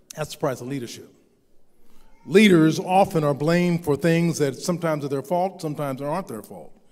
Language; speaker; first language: English; native; English